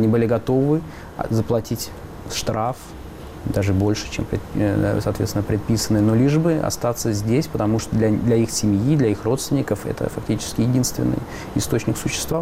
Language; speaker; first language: Russian; native; Russian